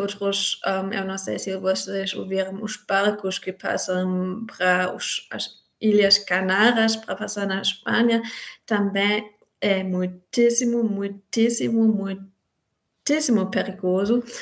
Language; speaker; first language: Portuguese; non-native, fluent; German